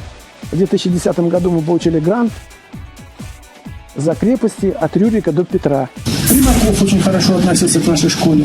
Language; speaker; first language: Russian; native; Russian